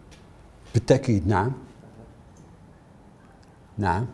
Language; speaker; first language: Arabic; native; Arabic